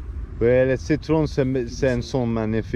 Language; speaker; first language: French; non-native, learner; English